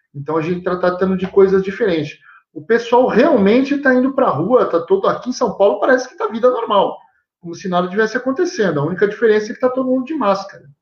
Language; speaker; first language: Portuguese; native; Portuguese